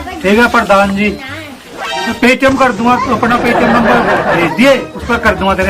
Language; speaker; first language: Hindi; native; Hindi